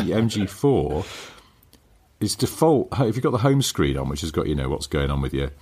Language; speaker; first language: English; native; English